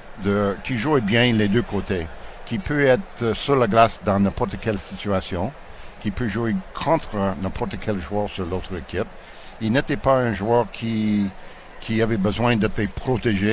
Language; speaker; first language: French; non-native, local second language; English